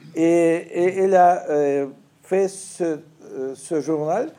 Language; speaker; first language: French; non-native, fluent; Ukrainian